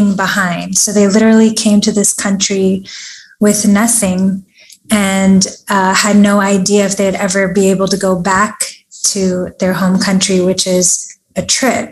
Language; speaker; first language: English; early bilingual, other home language; Persian